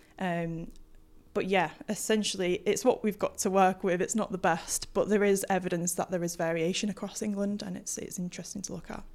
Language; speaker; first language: English; native; English